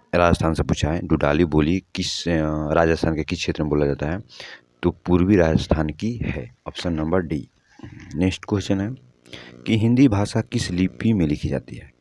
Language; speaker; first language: Hindi; native; Hindi